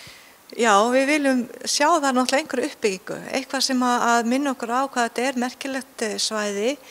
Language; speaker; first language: Icelandic; native; Icelandic